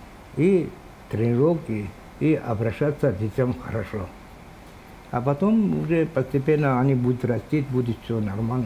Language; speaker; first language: Russian; non-native, local second language; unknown